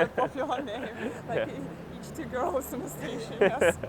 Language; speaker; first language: English; non-native, fluent; Russian